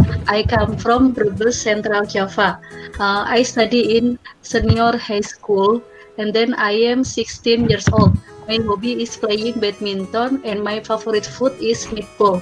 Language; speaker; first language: English; non-native, learner; Indonesian